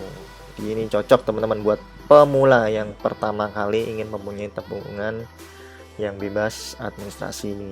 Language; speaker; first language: Indonesian; native; Indonesian